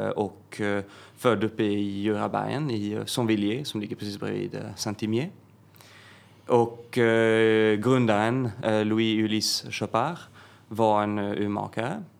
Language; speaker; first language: Swedish; early bilingual, heritage; French